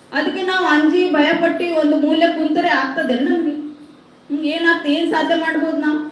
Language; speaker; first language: Kannada; non-native, local second language; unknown